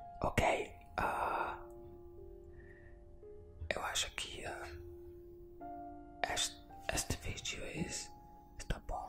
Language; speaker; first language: Portuguese; non-native, learner; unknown